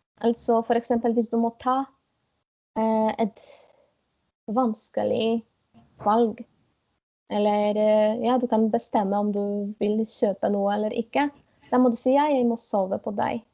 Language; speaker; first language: Norwegian; non-native, fluent; Polish